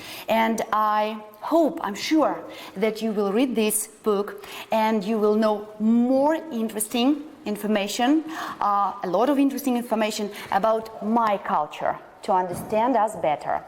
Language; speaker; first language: English; non-native, fluent; Russian